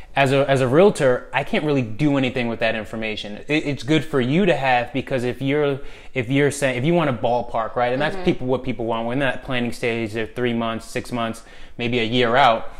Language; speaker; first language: English; native; English